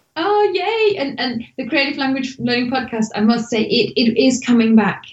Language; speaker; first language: English; non-native, fluent; German